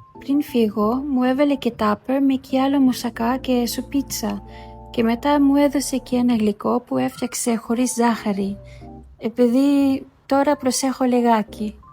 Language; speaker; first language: Greek; non-native, learner; Filipino